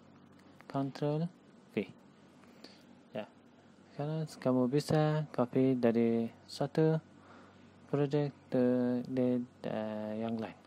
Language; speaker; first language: Indonesian; non-native, learner; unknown